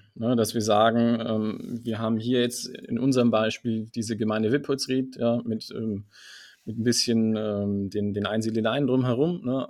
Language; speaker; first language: German; native; German